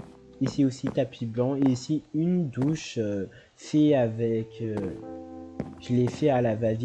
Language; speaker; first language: French; native; French